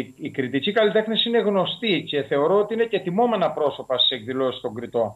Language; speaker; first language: Greek; native; Greek